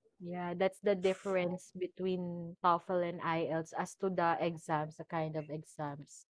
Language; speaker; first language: English; non-native, local second language; Filipino